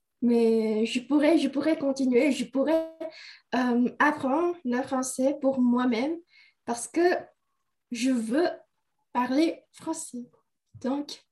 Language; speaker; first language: French; non-native, learner; Indonesian